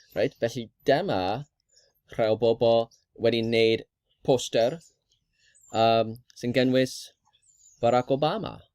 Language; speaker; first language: Welsh; non-native, learner; English